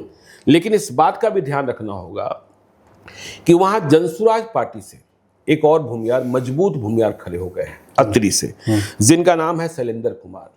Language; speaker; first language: Hindi; native; Hindi